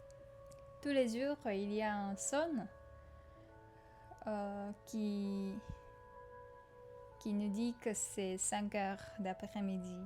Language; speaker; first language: French; non-native, fluent; Japanese